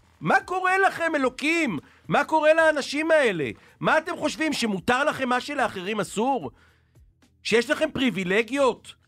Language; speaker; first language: Hebrew; native; Hebrew